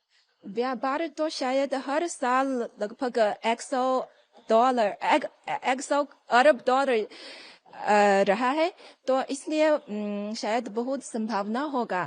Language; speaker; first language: Hindi; non-native, fluent; Chinese